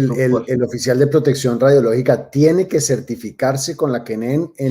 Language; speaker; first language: Spanish; native; Spanish